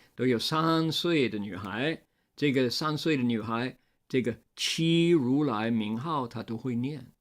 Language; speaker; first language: Chinese; non-native, fluent; English